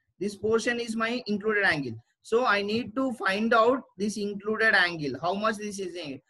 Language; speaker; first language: English; non-native, local second language; Telugu